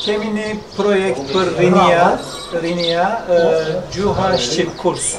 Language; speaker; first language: Albanian; early bilingual, heritage; Turkish